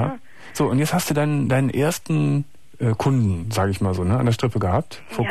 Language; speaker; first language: German; native; German